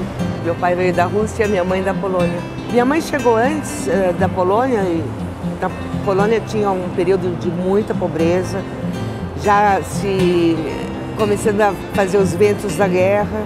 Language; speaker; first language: Portuguese; early bilingual, other home language; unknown